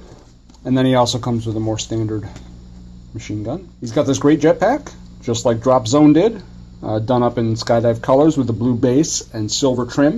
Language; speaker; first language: English; native; English